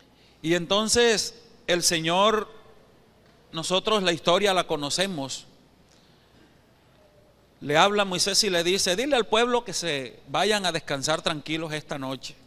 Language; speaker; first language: Spanish; native; Spanish